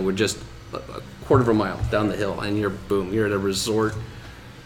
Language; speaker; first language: English; native; English